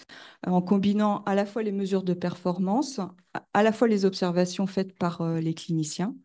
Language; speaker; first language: French; native; French